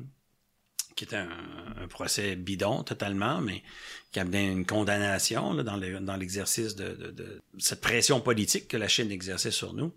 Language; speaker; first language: French; native; French